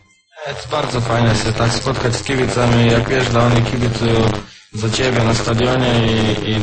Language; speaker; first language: Polish; non-native, learner; Croatian